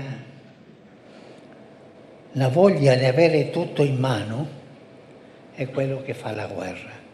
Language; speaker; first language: Italian; early bilingual, heritage; Spanish